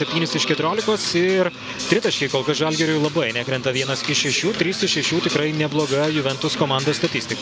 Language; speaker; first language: Lithuanian; native; Lithuanian